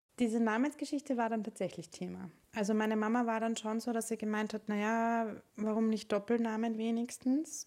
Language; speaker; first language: German; native; German